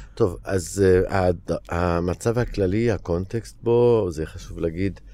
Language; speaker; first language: Hebrew; non-native, fluent; Arabic